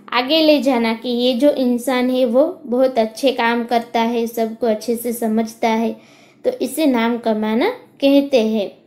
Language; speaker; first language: Hindi; non-native, local second language; Gujarati